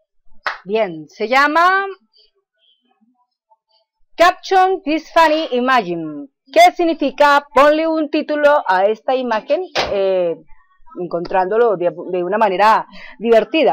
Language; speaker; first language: Spanish; native; Spanish